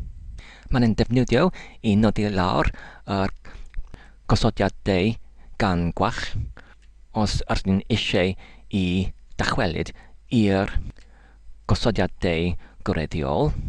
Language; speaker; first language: Welsh; non-native, learner; English